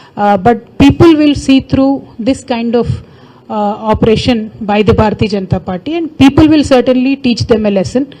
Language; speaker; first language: English; non-native, local second language; Telugu